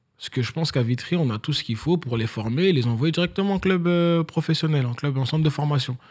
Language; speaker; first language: French; native; French